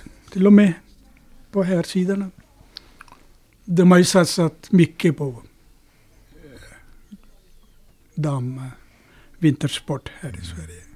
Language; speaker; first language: Swedish; non-native, fluent; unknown